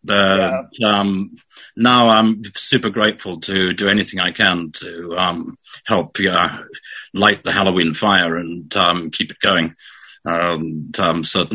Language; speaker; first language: English; native; English